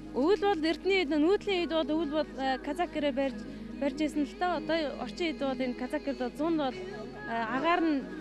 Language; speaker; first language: Mongolian; non-native, local second language; Kazakh